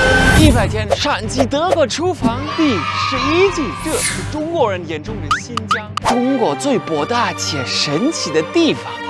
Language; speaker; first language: Chinese; non-native, fluent; German